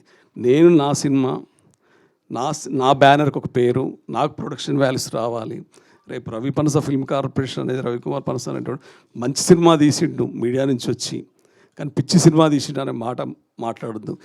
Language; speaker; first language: Telugu; native; Telugu